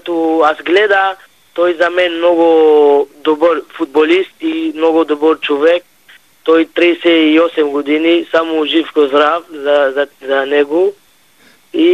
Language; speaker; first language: Bulgarian; non-native, learner; Hebrew